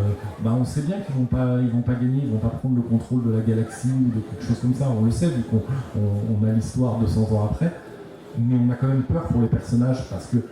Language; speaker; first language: French; native; French